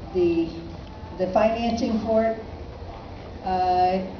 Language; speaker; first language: English; native; English